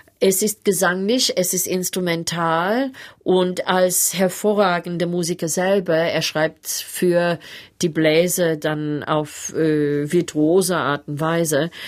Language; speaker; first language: German; non-native, fluent; English